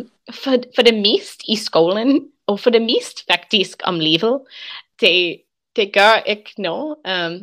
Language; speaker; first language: Danish; non-native, learner; English